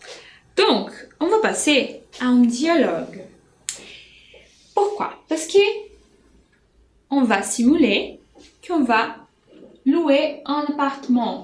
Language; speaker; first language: French; non-native, fluent; Portuguese